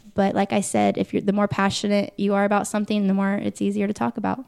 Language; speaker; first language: English; native; English